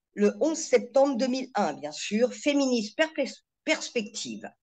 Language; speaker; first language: French; native; French